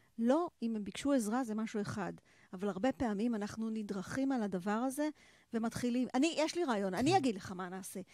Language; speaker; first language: Hebrew; native; Hebrew